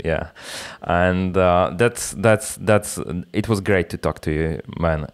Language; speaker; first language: English; non-native, fluent; Polish